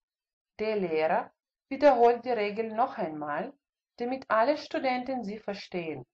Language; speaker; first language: German; non-native, fluent; Russian